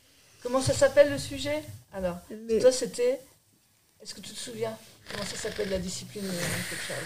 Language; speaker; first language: French; native; French